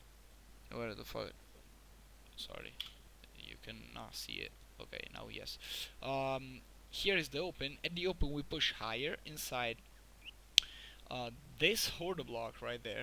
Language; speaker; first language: English; non-native, fluent; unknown